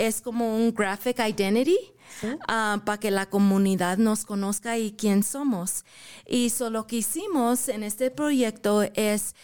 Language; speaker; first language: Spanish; early bilingual, heritage; English